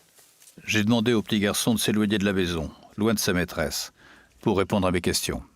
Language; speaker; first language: French; native; French